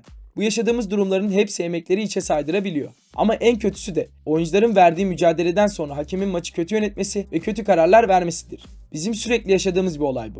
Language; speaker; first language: Turkish; native; Turkish